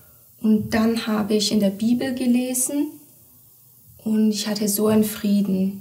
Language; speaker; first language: German; early bilingual, other home language; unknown